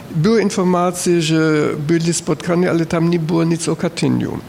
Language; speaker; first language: Polish; non-native, fluent; German